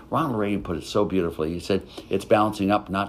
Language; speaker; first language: English; native; English